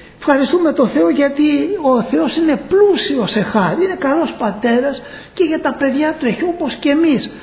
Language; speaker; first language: Greek; native; Greek